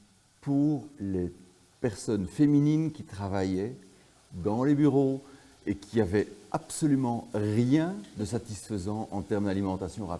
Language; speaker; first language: French; native; French